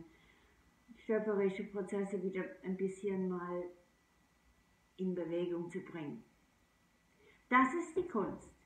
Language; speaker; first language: German; non-native, fluent; English